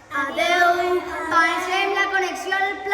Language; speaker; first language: Catalan; non-native, local second language; Spanish